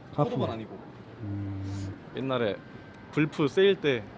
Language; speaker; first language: Korean; native; Korean